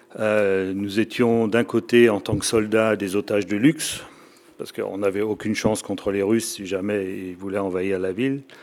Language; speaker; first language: French; native; French